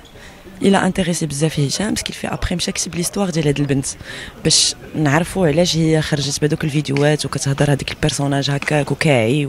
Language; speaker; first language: Arabic; native; Arabic